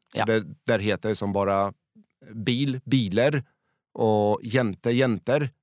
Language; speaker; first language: Swedish; non-native, fluent; Polish